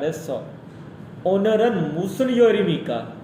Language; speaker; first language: Korean; non-native, learner; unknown